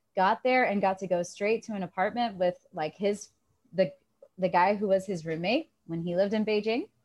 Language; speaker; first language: English; native; English